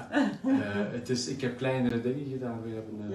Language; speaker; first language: Dutch; native; Dutch